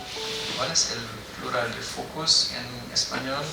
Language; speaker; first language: Spanish; non-native, fluent; German